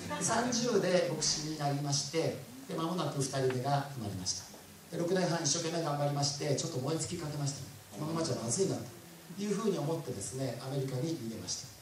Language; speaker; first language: Japanese; native; Japanese